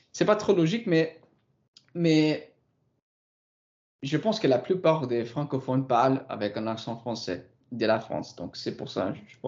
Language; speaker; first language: French; non-native, fluent; English